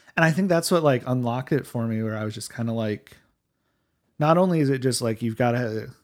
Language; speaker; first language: English; native; English